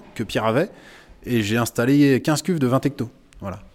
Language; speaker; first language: French; native; French